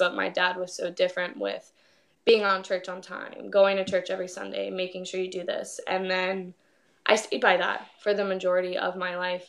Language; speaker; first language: English; native; English